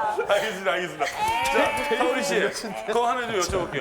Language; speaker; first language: Korean; native; Korean